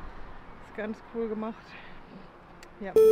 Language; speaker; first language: German; native; German